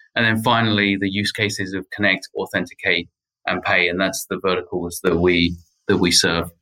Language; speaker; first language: English; native; English